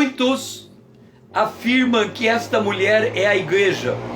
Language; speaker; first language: Portuguese; native; Portuguese